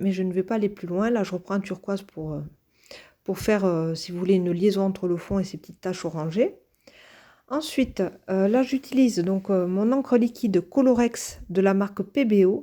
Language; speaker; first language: French; native; French